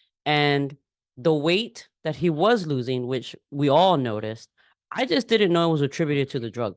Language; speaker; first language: English; native; English